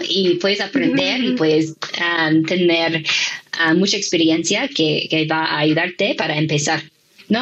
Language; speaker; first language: Spanish; non-native, fluent; English